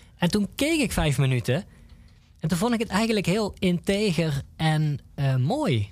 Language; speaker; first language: Dutch; native; Dutch